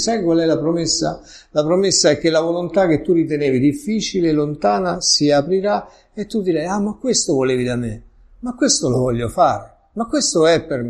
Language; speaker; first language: Italian; native; Italian